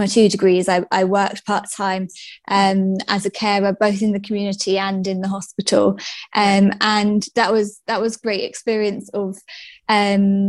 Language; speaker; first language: English; native; English